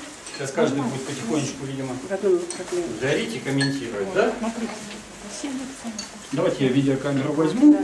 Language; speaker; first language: Russian; native; Russian